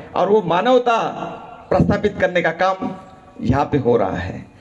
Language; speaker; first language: Hindi; non-native, local second language; Marathi